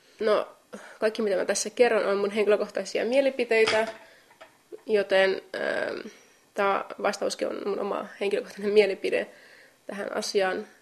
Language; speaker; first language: Finnish; non-native, fluent; Kurdish